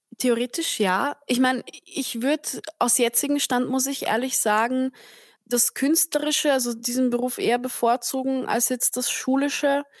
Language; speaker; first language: German; early bilingual, other home language; Turkish